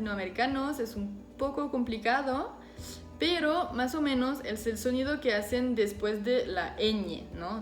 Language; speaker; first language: Spanish; non-native, fluent; French